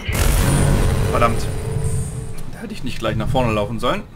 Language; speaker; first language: German; native; German